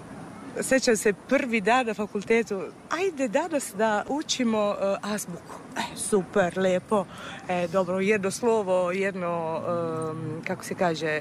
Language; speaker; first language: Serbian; non-native, fluent; Italian